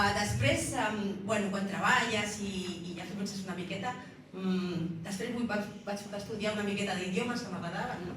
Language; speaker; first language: Catalan; non-native, local second language; Spanish